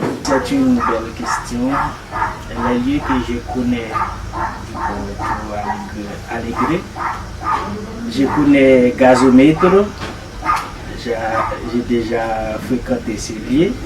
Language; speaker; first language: French; non-native, local second language; Haitian Creole